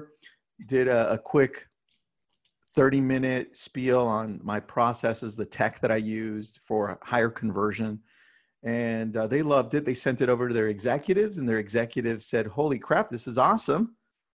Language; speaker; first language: English; native; English